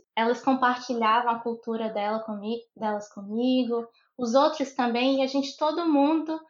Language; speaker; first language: Portuguese; native; Portuguese